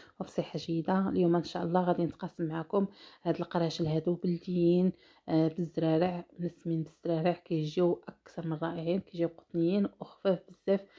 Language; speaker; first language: Arabic; native; Arabic